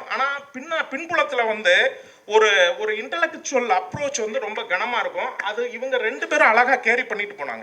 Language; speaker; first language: Tamil; native; Tamil